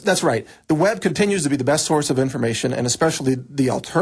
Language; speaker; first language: English; native; English